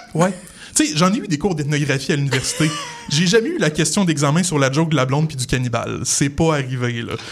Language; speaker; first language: French; native; French